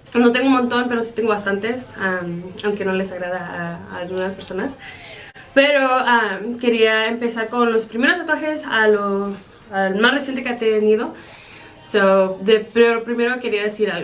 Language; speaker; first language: Spanish; early bilingual, heritage; Spanish